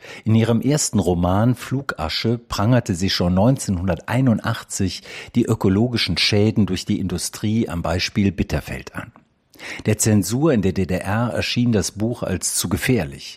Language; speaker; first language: German; native; German